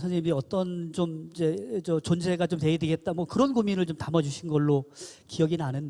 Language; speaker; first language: Korean; native; Korean